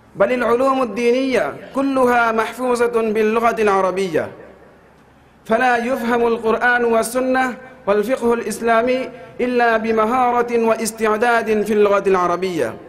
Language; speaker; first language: Arabic; non-native, fluent; Bangla